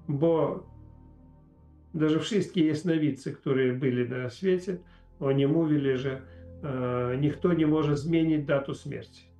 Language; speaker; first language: Polish; non-native, learner; Ukrainian